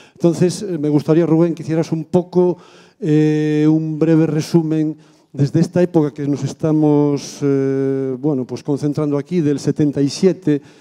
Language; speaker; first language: Spanish; native; Spanish